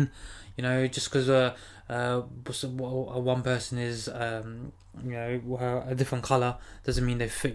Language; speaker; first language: English; native; English